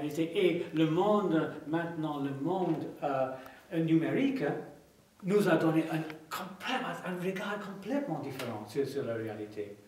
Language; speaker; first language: French; non-native, fluent; English